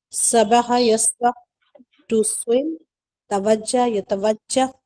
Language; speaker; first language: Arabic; non-native, learner; Hindi